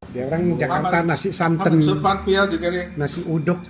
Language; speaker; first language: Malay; non-native, local second language; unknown